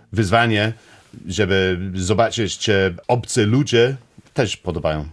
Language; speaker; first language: Polish; non-native, learner; English